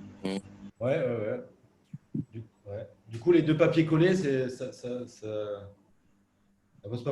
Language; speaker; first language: French; native; French